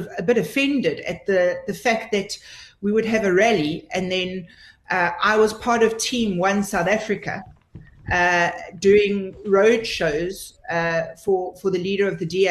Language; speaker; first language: English; native; English